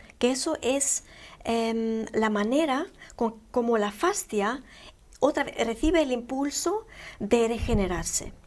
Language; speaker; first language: Spanish; non-native, fluent; Greek